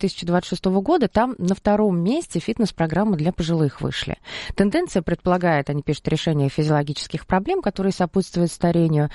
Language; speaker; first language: Russian; native; Russian